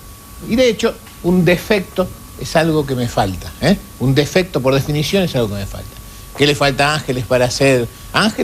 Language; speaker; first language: Spanish; native; Spanish